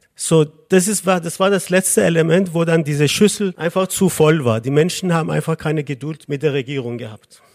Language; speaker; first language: German; non-native, fluent; Persian